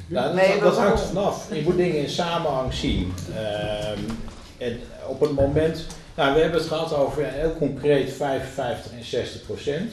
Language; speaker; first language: Dutch; native; Dutch